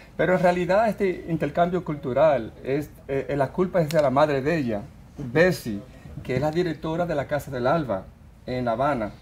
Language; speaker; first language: Spanish; early bilingual, heritage; Spanish